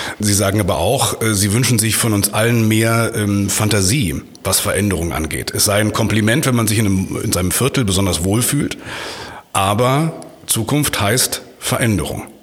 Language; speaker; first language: German; native; German